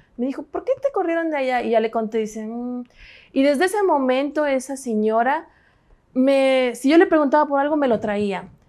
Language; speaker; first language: Spanish; native; Spanish